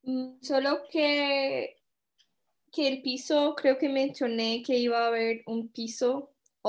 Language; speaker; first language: Spanish; early bilingual, heritage; Spanish